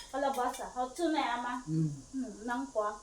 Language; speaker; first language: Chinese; non-native, learner; Filipino